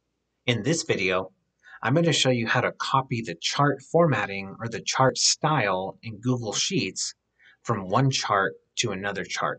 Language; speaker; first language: English; native; English